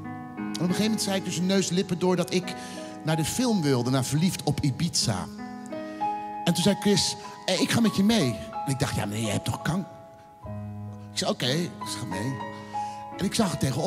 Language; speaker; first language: Dutch; native; Dutch